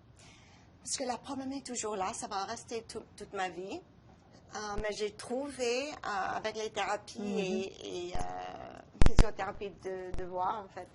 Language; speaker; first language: French; non-native, local second language; English